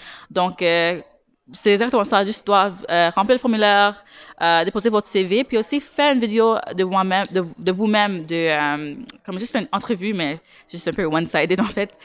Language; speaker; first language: French; native; French